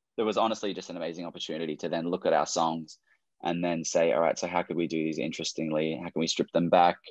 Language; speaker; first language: English; native; English